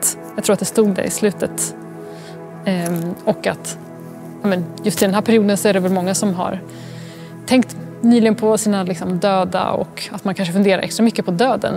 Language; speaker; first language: Swedish; native; Swedish